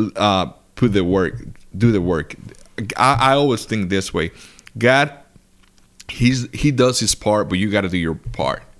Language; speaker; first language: English; non-native, fluent; Spanish